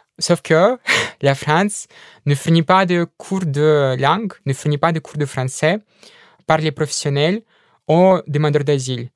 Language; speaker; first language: French; non-native, fluent; Russian